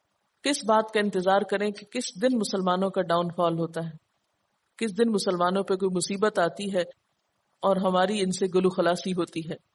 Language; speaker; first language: Urdu; native; Urdu